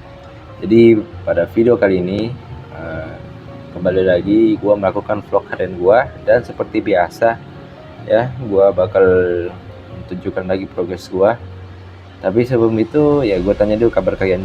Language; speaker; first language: Indonesian; native; Indonesian